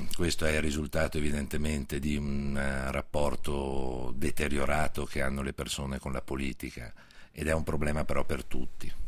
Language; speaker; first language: Italian; native; Italian